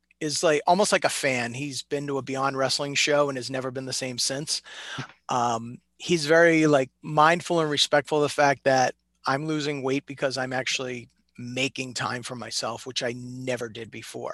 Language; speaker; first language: English; native; English